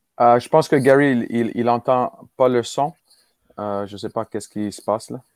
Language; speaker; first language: French; native; French